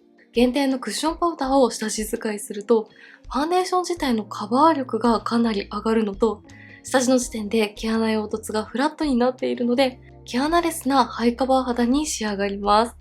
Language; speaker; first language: Japanese; native; Japanese